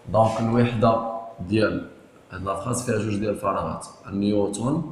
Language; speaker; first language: French; non-native, local second language; Arabic